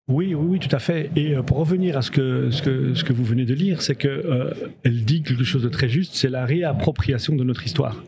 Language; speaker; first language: French; early bilingual, other home language; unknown